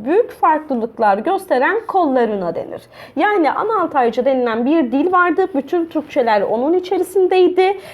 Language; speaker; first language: Turkish; native; Turkish